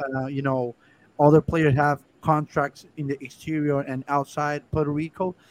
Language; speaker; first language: English; non-native, fluent; Spanish